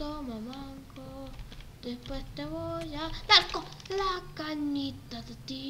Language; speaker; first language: Spanish; native; Spanish